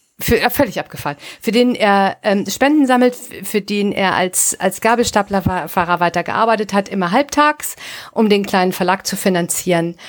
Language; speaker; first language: German; native; German